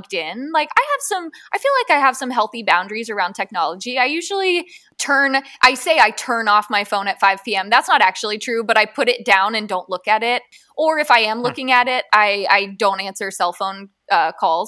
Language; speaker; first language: English; native; English